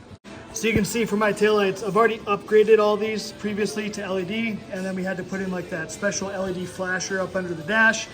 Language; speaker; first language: English; native; English